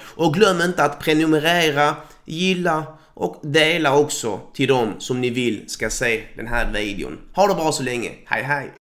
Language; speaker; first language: Swedish; native; Swedish